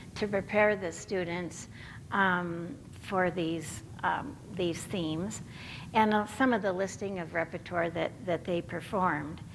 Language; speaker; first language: English; native; English